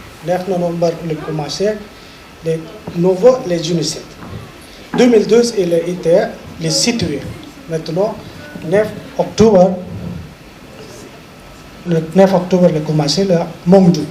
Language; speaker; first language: French; non-native, learner; Rohingya